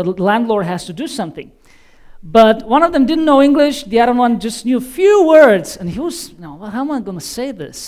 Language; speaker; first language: English; non-native, fluent; Bulgarian